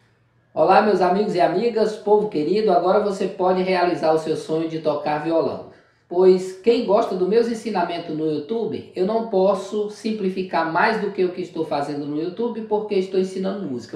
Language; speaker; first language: Portuguese; native; Portuguese